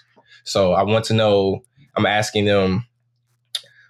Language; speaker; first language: English; native; English